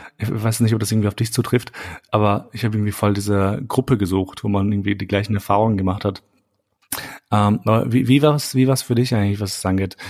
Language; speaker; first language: German; early bilingual, other home language; Albanian